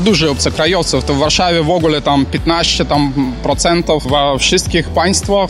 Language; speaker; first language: Polish; non-native, learner; Belarusian